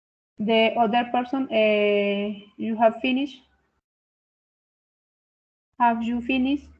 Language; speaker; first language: English; non-native, fluent; Spanish